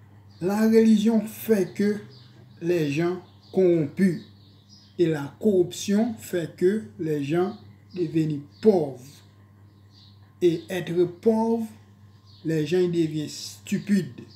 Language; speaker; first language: French; non-native, local second language; Haitian Creole